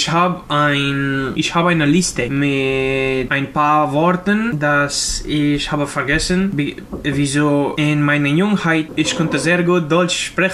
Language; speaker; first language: German; non-native, learner; Romanian